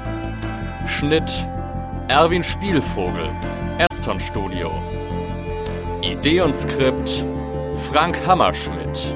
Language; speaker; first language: German; native; German